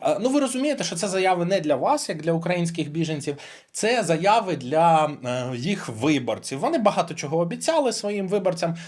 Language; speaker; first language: Ukrainian; non-native, local second language; Russian